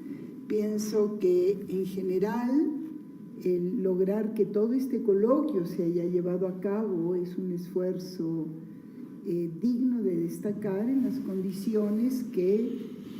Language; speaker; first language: Spanish; native; Spanish